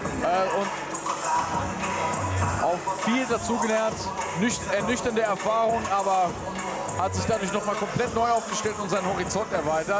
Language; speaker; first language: German; native; German